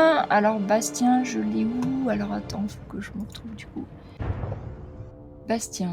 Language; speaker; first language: French; native; French